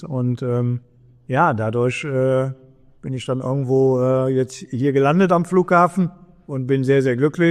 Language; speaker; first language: German; native; German